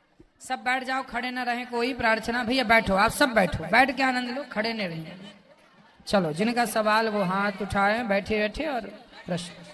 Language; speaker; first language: Hindi; native; Hindi